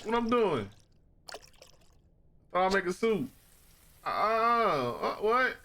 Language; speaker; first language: English; native; English